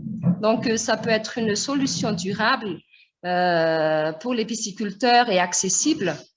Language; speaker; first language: French; non-native, local second language; Malagasy